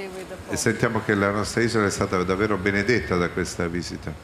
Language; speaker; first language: Italian; non-native, fluent; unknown